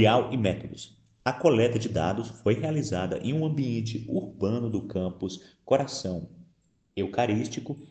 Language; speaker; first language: Portuguese; native; Portuguese